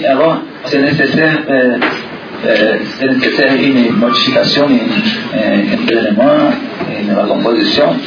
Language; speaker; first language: French; non-native, learner; Portuguese